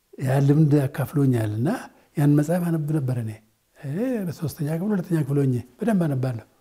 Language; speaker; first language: Amharic; non-native, local second language; Oromo